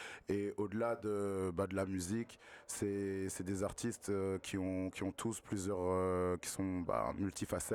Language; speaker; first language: French; native; French